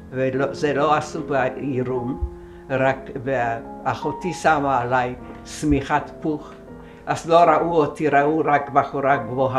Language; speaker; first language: Hebrew; non-native, fluent; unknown